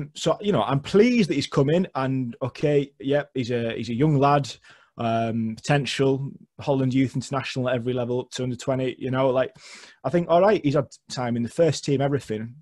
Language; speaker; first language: English; native; English